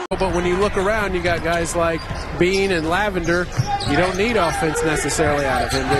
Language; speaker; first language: English; native; English